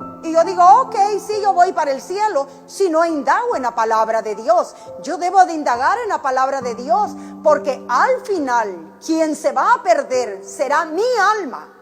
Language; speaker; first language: Spanish; native; Spanish